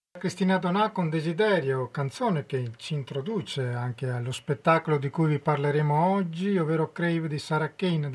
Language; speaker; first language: Italian; native; Italian